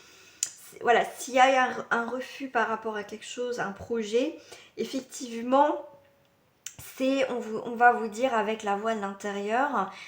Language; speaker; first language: French; native; French